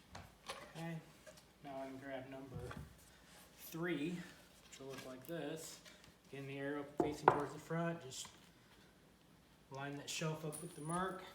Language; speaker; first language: English; native; English